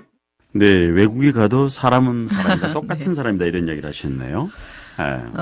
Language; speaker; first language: Korean; native; Korean